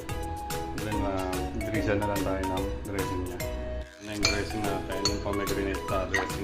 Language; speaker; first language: Filipino; native; Filipino